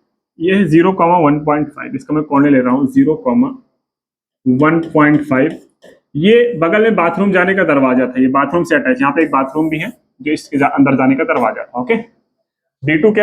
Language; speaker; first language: Hindi; native; Hindi